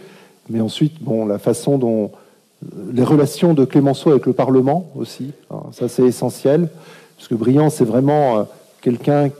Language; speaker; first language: French; native; French